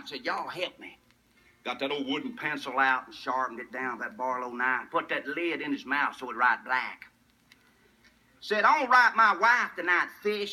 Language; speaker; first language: English; native; English